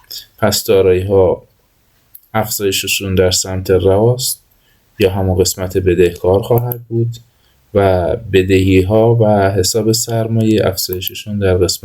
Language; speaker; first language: Persian; native; Persian